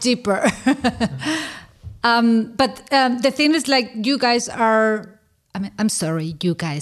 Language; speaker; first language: English; non-native, fluent; Spanish